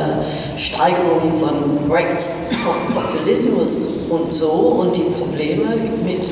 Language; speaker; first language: German; non-native, fluent; English